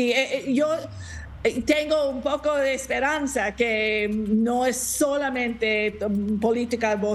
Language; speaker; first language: Spanish; non-native, learner; English